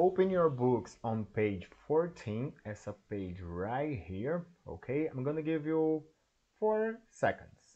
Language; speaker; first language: English; non-native, learner; Portuguese